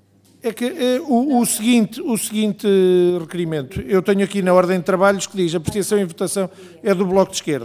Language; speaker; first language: Portuguese; native; Portuguese